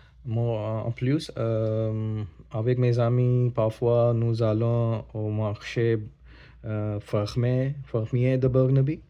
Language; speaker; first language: French; non-native, learner; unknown